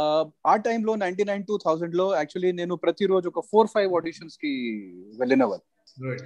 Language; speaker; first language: Telugu; non-native, local second language; Hindi